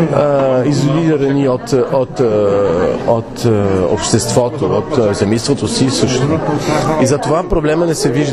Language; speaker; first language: Bulgarian; non-native, fluent; French